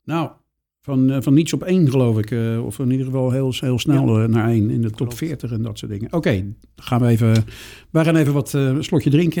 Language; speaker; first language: Dutch; native; Dutch